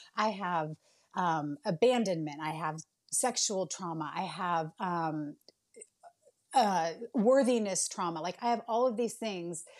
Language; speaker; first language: English; native; English